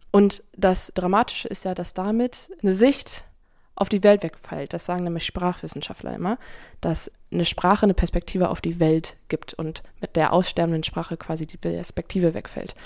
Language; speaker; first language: German; native; German